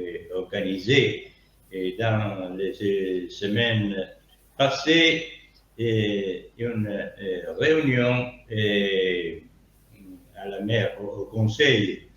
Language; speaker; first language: French; non-native, learner; Italian